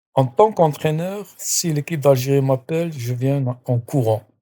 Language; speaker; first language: French; non-native, local second language; Arabic